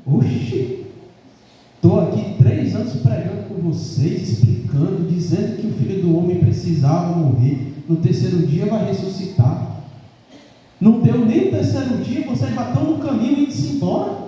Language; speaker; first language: Portuguese; native; Portuguese